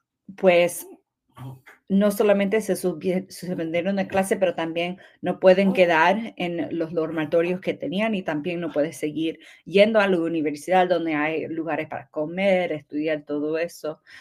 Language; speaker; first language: Spanish; early bilingual, heritage; English